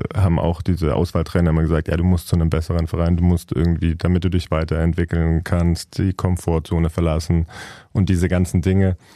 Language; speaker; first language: German; native; German